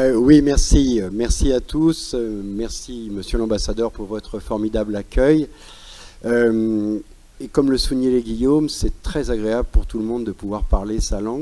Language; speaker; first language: French; native; French